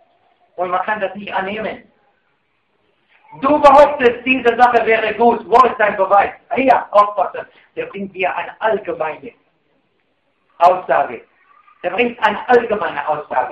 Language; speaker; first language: German; non-native, fluent; Arabic